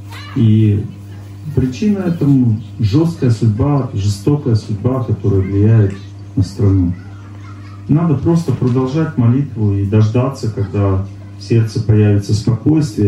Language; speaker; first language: Russian; native; Russian